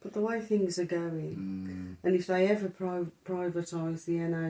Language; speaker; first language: English; native; English